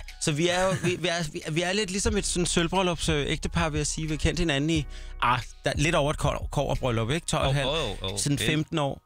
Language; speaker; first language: Danish; native; Danish